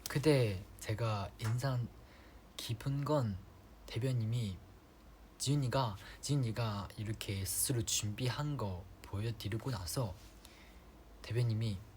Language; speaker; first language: Korean; non-native, fluent; Chinese